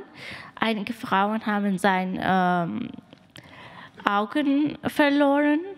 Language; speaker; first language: German; non-native, learner; Persian